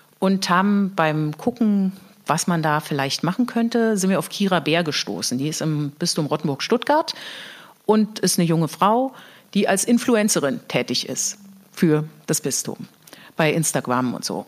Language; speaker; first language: German; native; German